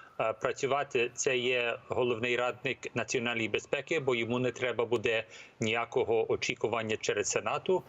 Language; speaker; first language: Ukrainian; early bilingual, heritage; English